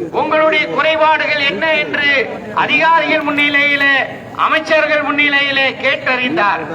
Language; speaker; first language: Tamil; native; Tamil